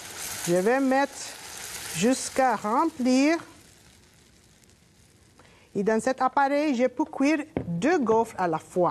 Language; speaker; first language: French; non-native, learner; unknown